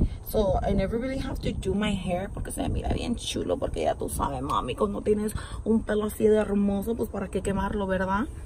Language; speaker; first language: Spanish; early bilingual, heritage; Spanish